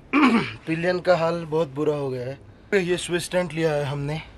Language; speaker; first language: Hindi; non-native, local second language; Marathi